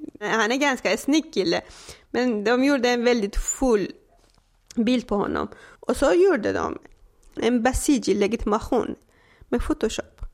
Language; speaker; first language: Swedish; non-native, fluent; Persian